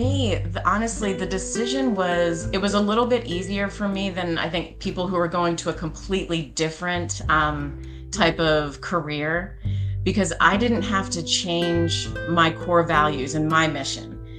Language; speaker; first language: English; native; English